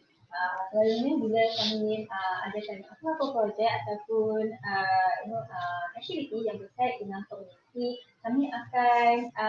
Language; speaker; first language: Malay; native; Malay